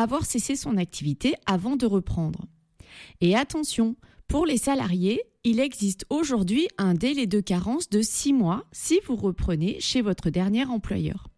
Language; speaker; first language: French; native; French